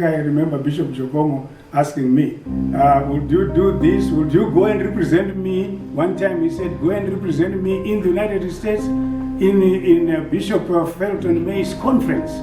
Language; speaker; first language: English; non-native, local second language; Shona